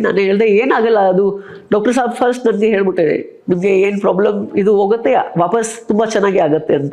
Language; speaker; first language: Kannada; non-native, local second language; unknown